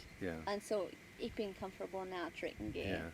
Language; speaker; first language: German; early bilingual, heritage; Pennsylvania German